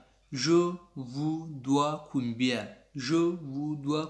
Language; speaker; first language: French; non-native, learner; Pashto